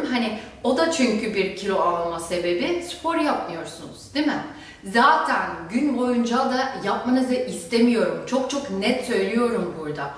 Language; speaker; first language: Turkish; non-native, fluent; German